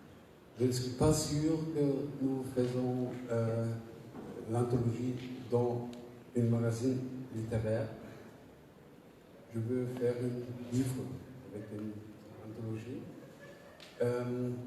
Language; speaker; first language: French; non-native, learner; German